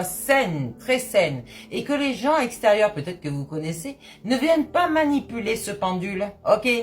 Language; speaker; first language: French; native; French